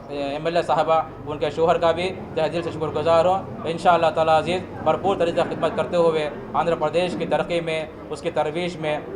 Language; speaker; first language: Urdu; native; Urdu